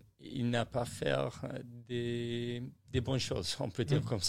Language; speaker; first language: French; non-native, learner; English